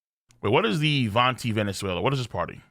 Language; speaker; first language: English; native; English